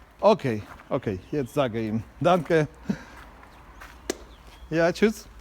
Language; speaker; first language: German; non-native, learner; Ukrainian